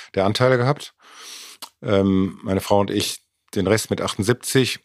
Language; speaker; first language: German; native; German